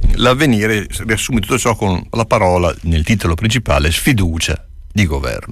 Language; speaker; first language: Italian; native; Italian